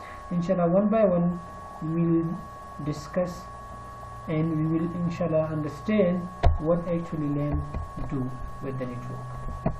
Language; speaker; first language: English; non-native, fluent; Persian